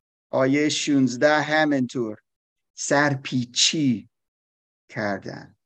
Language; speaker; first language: Persian; non-native, fluent; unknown